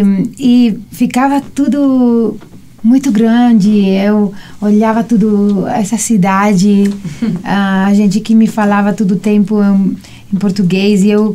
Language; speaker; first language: Portuguese; non-native, learner; Italian